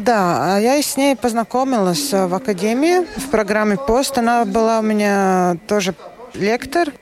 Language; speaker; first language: Russian; non-native, local second language; Latvian